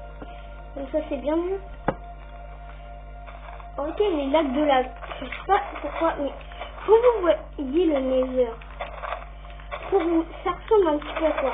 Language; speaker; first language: French; native; French